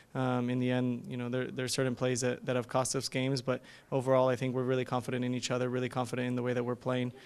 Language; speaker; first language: English; early bilingual, other home language; Spanish